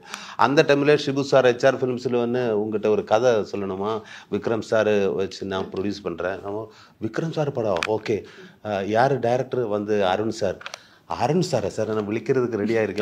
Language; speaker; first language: Tamil; non-native, learner; Malayalam